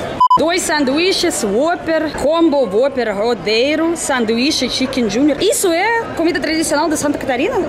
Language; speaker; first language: Portuguese; non-native, fluent; Russian